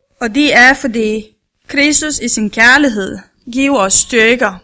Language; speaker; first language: Danish; non-native, learner; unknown